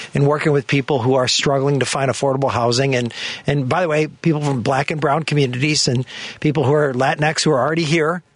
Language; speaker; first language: English; native; English